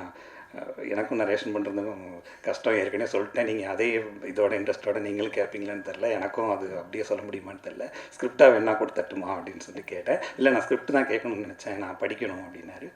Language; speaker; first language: Tamil; native; Tamil